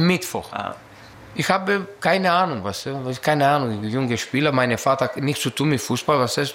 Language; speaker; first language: German; non-native, fluent; Greek